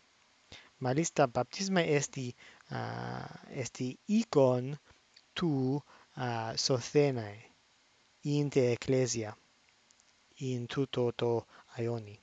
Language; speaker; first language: Greek; non-native, fluent; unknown